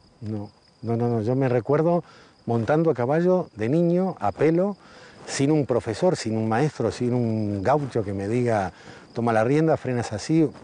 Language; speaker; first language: Spanish; native; Spanish